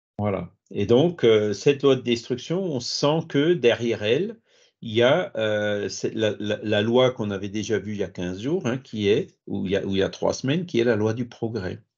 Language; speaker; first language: French; native; French